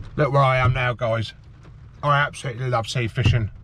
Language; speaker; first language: English; native; English